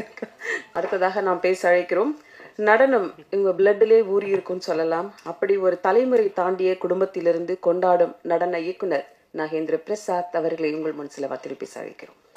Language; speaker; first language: Tamil; native; Tamil